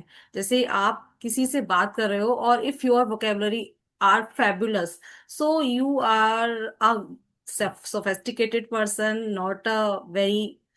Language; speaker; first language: English; non-native, learner; Hindi